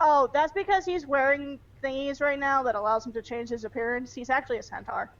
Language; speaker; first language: English; native; English